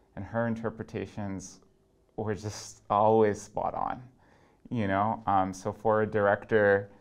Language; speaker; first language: English; non-native, local second language; Urdu